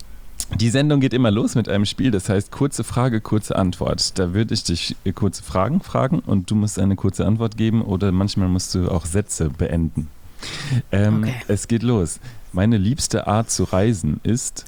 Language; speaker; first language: German; native; German